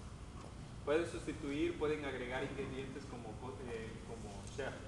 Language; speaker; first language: Spanish; native; Spanish